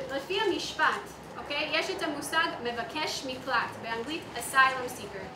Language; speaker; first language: Hebrew; non-native, fluent; English